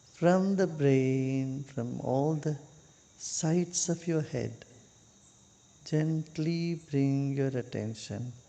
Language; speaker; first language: English; non-native, local second language; Kannada